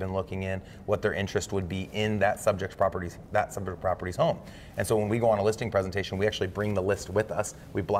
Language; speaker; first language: English; native; English